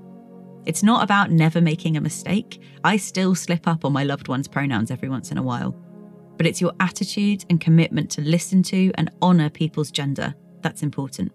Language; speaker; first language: English; native; English